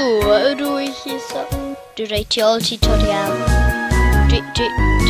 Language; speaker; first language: Welsh; non-native, local second language; English